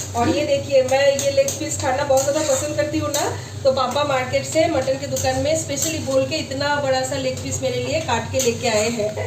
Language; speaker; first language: Hindi; non-native, local second language; Bangla